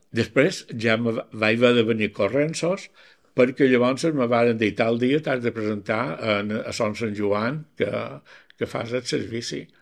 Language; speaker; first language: Catalan; native; Catalan